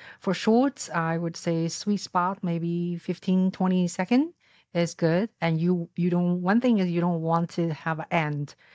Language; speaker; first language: English; non-native, fluent; Chinese